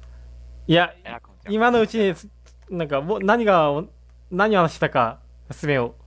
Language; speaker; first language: Japanese; native; Japanese